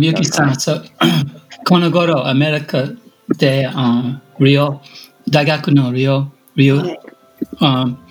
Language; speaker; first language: Japanese; non-native, learner; English